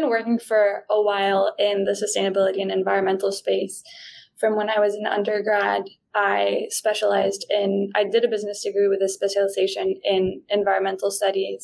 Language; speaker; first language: English; non-native, fluent; Spanish